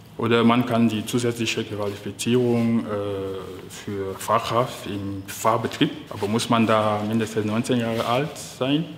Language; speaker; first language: German; non-native, fluent; French